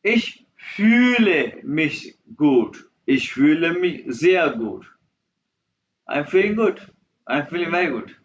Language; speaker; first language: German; non-native, fluent; Urdu